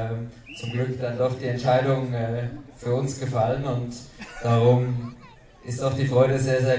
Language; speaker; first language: German; native; German